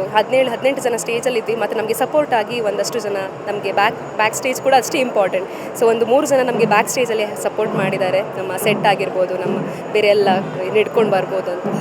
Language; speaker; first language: Kannada; native; Kannada